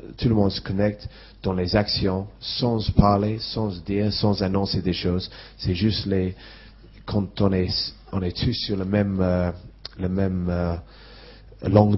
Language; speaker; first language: French; non-native, fluent; English